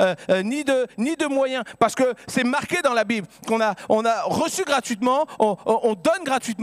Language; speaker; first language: French; native; French